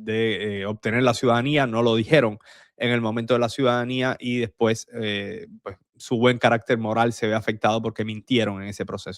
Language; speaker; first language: Spanish; native; Spanish